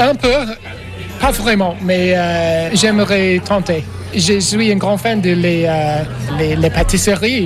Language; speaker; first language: French; non-native, learner; English